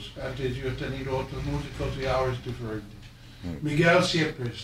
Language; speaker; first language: Spanish; non-native, learner; English